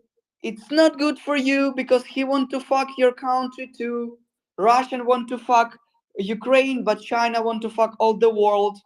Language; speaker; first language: English; non-native, learner; Ukrainian